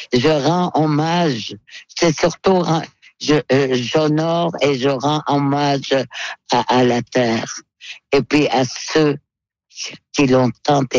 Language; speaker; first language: French; non-native, local second language; Innu-aimun